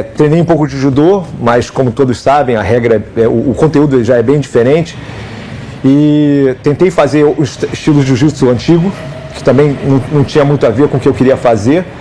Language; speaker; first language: Portuguese; early bilingual, other home language; Japanese